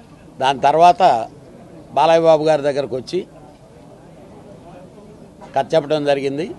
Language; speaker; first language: Telugu; native; Telugu